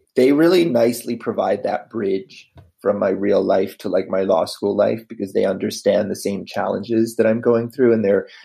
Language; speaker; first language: English; native; English